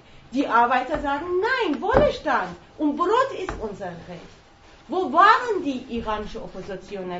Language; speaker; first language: German; non-native, fluent; Persian